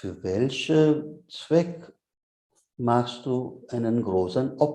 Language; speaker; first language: German; non-native, fluent; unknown